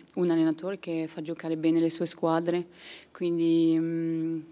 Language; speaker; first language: Italian; non-native, fluent; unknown